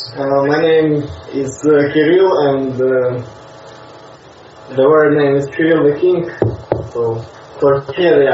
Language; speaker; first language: English; non-native, learner; Russian